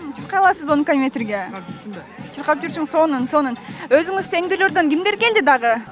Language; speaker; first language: Kyrgyz; native; Kyrgyz